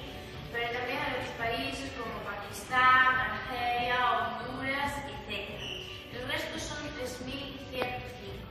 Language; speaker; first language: Spanish; non-native, local second language; Galician